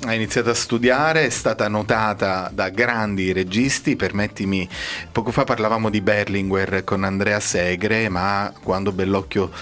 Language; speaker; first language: Italian; native; Italian